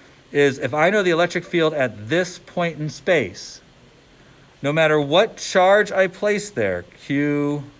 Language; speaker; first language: English; native; English